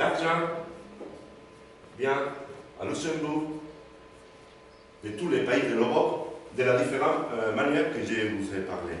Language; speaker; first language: French; non-native, learner; Spanish